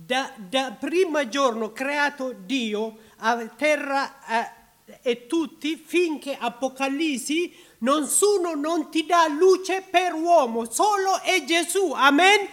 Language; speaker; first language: Italian; non-native, learner; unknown